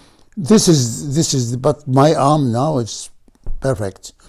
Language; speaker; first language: English; non-native, fluent; Arabic